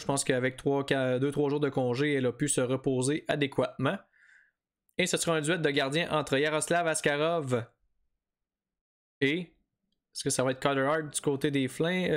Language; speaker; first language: French; native; French